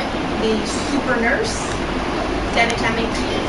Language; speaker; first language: French; native; French